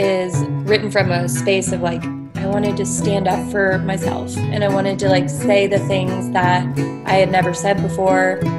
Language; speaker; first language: English; native; English